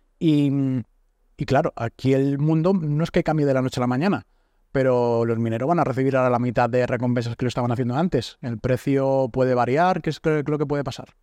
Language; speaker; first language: Spanish; native; Spanish